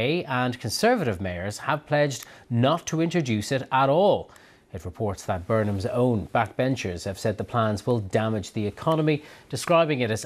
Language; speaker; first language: English; native; English